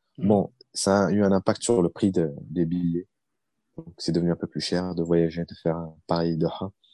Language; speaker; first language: French; early bilingual, other home language; Arabic